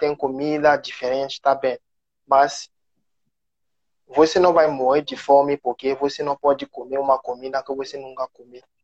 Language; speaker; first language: Portuguese; non-native, learner; French